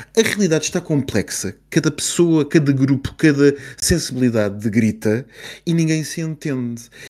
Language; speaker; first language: Portuguese; native; Portuguese